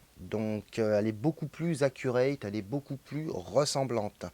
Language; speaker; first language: French; native; French